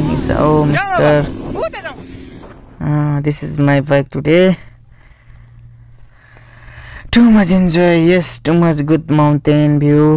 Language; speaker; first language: English; non-native, learner; Nepali